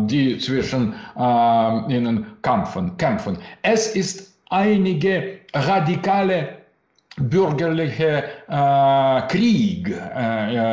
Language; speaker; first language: German; non-native, learner; Russian